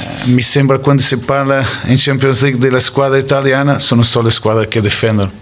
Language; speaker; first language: Italian; non-native, fluent; Portuguese